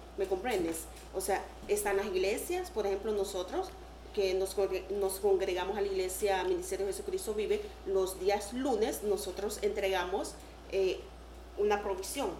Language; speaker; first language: Spanish; native; Spanish